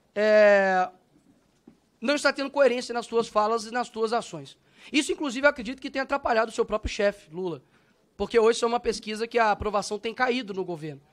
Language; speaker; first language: Portuguese; native; Portuguese